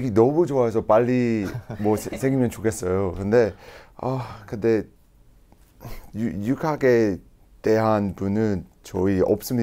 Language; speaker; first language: Korean; non-native, learner; English